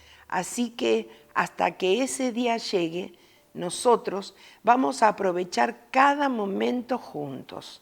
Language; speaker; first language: Spanish; native; Spanish